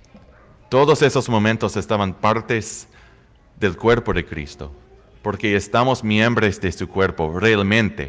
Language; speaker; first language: Spanish; non-native, fluent; English